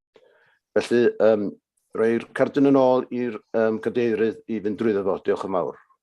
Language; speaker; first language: Welsh; native; Welsh